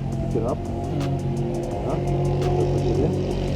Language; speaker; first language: English; native; English